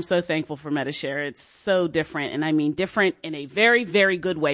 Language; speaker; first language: English; native; English